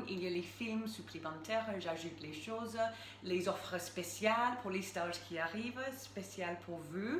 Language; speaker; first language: French; non-native, fluent; English